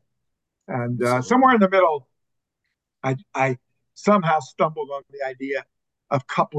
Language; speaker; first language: English; native; English